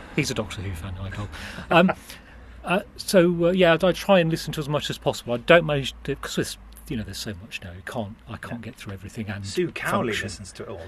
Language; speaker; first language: English; early bilingual, other home language; Hindi